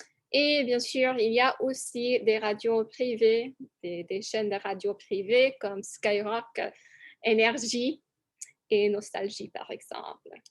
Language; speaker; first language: French; non-native, fluent; English